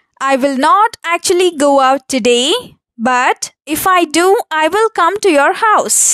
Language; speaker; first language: English; non-native, local second language; Telugu